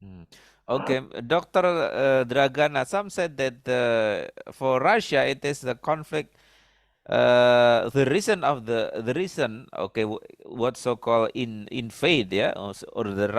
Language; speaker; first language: English; non-native, learner; Indonesian